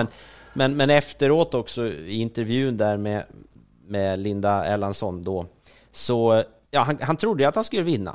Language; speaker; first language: Swedish; native; Swedish